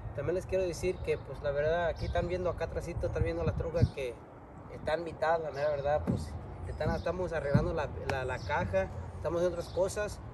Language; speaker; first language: Spanish; early bilingual, heritage; Spanish